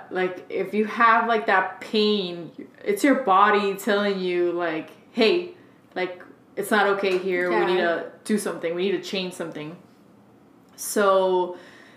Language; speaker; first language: English; early bilingual, other home language; Spanish